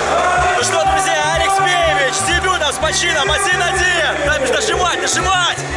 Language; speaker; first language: Russian; native; Russian